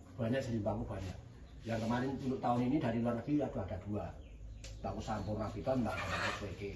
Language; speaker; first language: Indonesian; non-native, local second language; Javanese